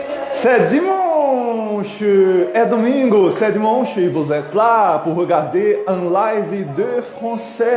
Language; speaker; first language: French; non-native, fluent; Portuguese